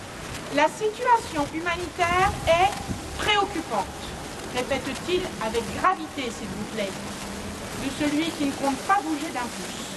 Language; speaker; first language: French; native; French